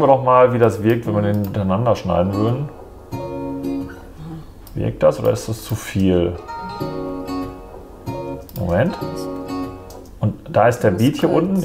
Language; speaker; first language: German; native; German